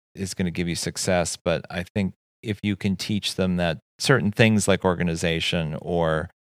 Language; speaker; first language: English; native; English